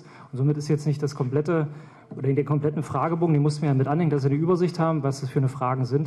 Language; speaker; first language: German; native; German